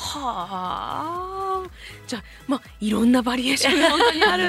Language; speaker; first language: Japanese; native; Japanese